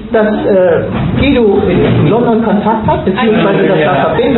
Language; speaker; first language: German; native; German